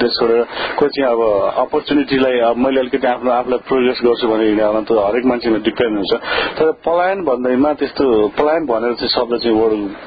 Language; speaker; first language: Nepali; native; Nepali